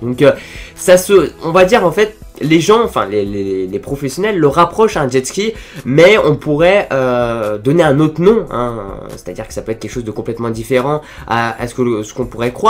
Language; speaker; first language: French; native; French